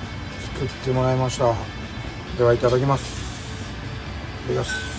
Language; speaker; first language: Japanese; native; Japanese